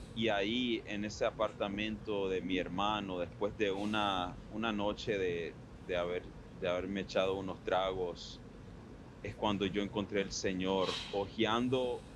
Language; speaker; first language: Spanish; early bilingual, heritage; Spanish